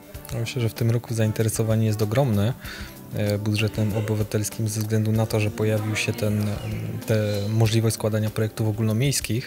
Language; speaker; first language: Polish; native; Polish